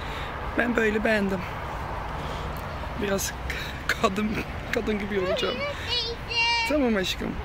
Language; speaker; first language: Turkish; non-native, learner; Dutch